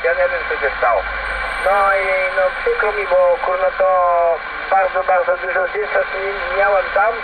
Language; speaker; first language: Polish; non-native, learner; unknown